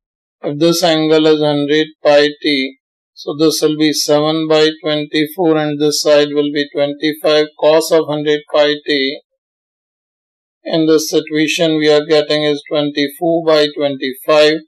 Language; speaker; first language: English; non-native, local second language; Hindi